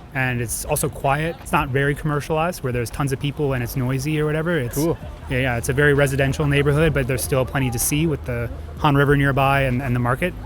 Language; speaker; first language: English; native; English